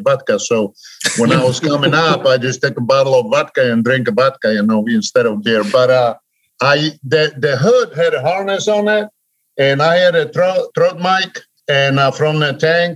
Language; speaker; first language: English; non-native, fluent; Polish